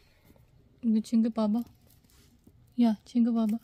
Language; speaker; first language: Korean; non-native, learner; Filipino